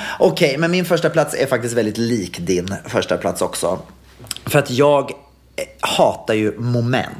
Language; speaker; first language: Swedish; native; Swedish